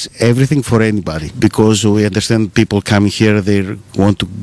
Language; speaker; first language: German; non-native, learner; Greek